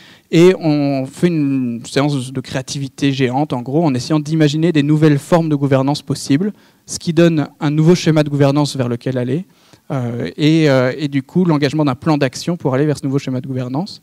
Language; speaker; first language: French; native; French